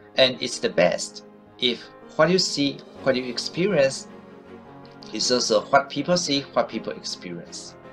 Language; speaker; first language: English; non-native, fluent; Chinese